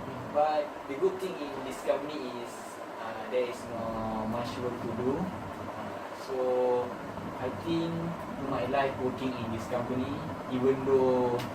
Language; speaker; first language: English; non-native, learner; Malay